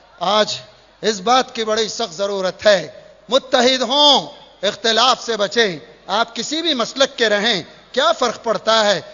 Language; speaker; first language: Urdu; native; Urdu